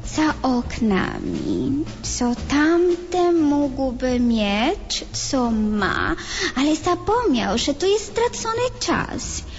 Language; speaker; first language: Polish; non-native, fluent; Spanish